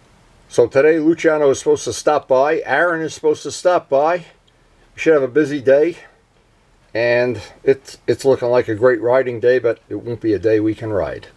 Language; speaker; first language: English; native; English